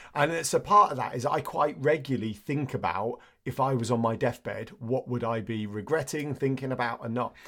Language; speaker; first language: English; native; English